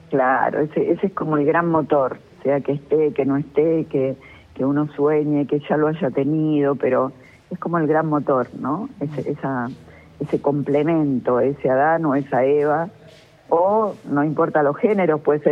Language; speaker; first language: Spanish; native; Spanish